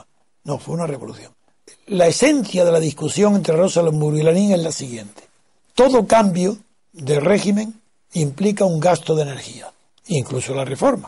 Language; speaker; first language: Spanish; native; Spanish